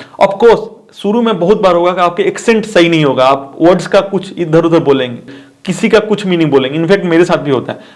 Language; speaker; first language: Hindi; native; Hindi